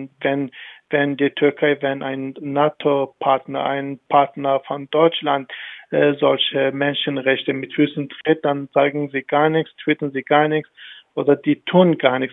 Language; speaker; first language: German; non-native, fluent; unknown